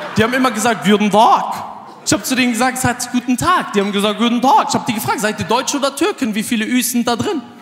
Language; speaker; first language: German; early bilingual, other home language; Arabic